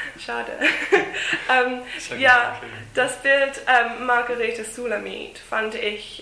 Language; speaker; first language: German; non-native, fluent; English